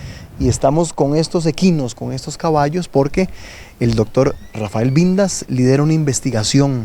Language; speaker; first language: Spanish; native; Spanish